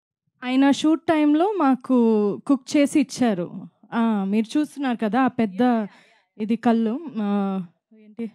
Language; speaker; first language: Telugu; non-native, fluent; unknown